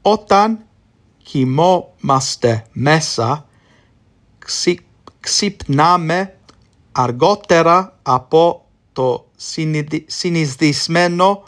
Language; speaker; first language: Greek; non-native, learner; English